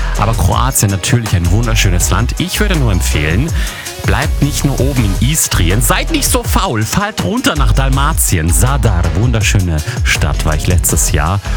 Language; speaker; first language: German; early bilingual, other home language; Bosnian